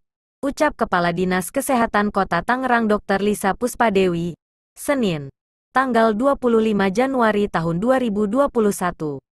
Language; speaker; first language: Indonesian; native; Indonesian